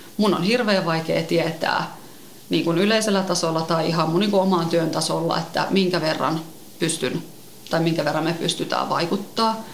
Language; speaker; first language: Finnish; native; Finnish